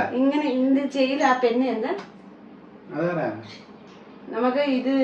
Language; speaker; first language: Malayalam; non-native, learner; Nepali